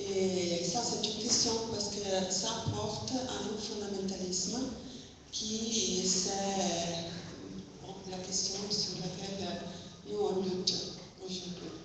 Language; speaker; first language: French; non-native, fluent; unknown